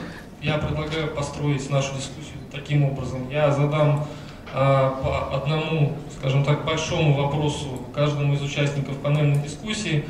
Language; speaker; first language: Russian; native; Russian